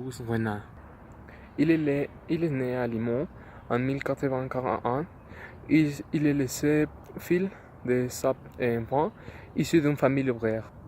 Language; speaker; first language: French; non-native, learner; Spanish